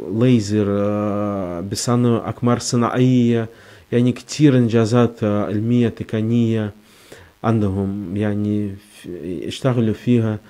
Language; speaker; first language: Arabic; non-native, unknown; Russian